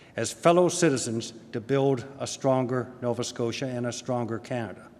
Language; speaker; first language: English; native; English